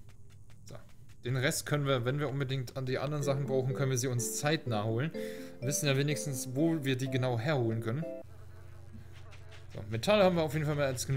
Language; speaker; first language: German; native; German